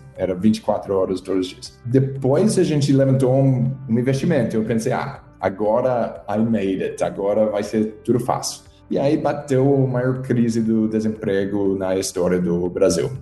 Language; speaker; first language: Portuguese; non-native, fluent; English